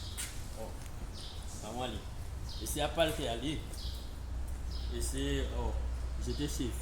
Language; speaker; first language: Portuguese; non-native, learner; Haitian Creole